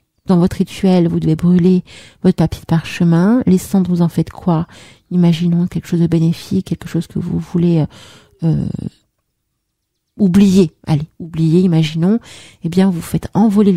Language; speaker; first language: French; native; French